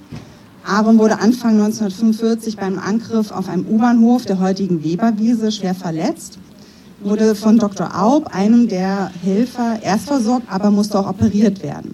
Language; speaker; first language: German; native; German